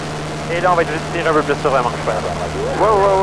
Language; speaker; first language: French; native; French